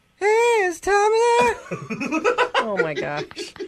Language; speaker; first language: English; native; English